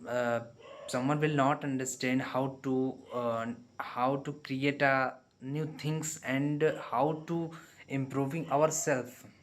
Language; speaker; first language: English; non-native, learner; Hindi